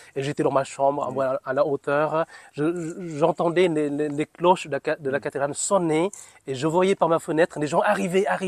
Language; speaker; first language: French; non-native, fluent; Vietnamese